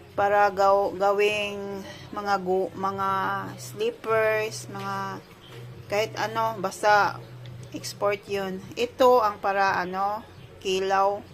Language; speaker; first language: Filipino; non-native, local second language; Cebuano